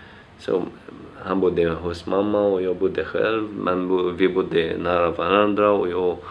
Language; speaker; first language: Swedish; non-native, fluent; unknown